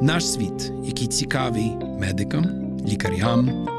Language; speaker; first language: Ukrainian; early bilingual, heritage; Ukrainian